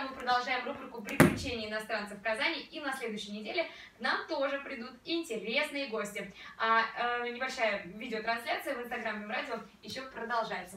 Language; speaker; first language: Russian; native; Russian